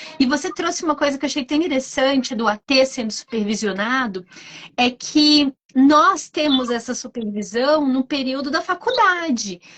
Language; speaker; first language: Portuguese; native; Portuguese